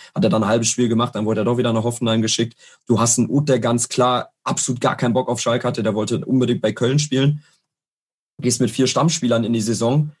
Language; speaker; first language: German; native; German